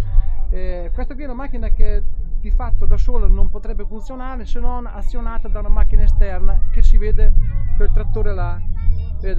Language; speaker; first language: Italian; native; Italian